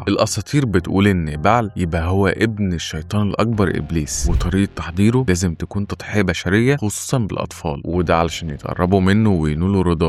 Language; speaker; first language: Arabic; native; Arabic